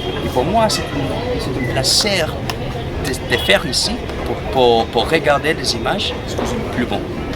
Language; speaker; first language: French; non-native, learner; English